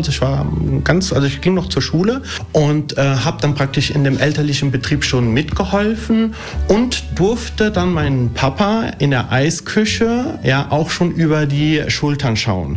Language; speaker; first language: German; early bilingual, other home language; Italian